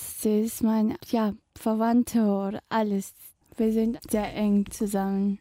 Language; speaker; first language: German; non-native, fluent; Tibetan